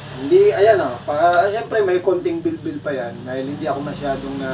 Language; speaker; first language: Filipino; non-native, local second language; Bikol